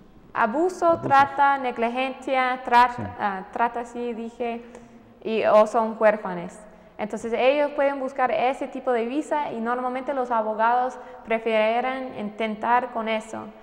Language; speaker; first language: Spanish; non-native, fluent; English